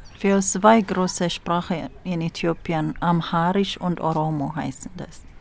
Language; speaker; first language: German; non-native, fluent; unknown